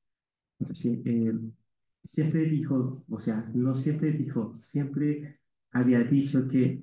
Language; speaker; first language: Spanish; non-native, learner; Haitian Creole